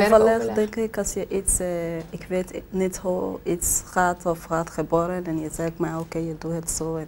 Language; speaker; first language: Dutch; non-native, learner; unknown